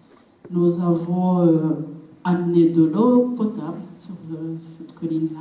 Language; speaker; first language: French; non-native, local second language; Kinyarwanda